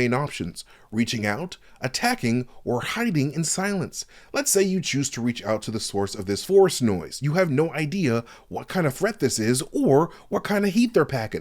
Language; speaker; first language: English; native; English